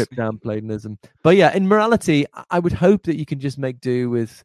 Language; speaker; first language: English; native; English